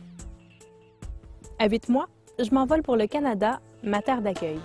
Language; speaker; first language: French; native; French